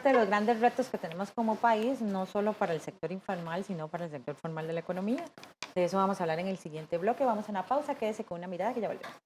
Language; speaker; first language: Spanish; native; Spanish